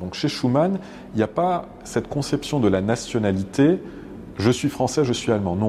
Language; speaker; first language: French; native; French